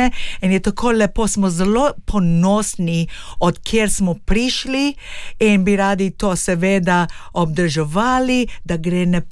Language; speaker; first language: Slovenian; early bilingual, heritage; Slovenian